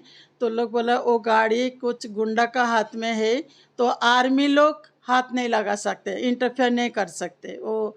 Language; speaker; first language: Hindi; non-native, local second language; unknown